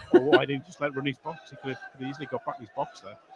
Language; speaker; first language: English; native; English